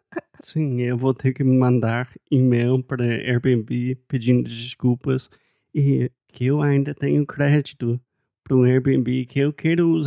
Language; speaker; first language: Portuguese; non-native, fluent; English